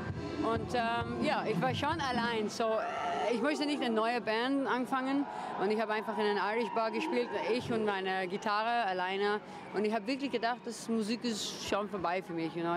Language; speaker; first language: German; non-native, learner; English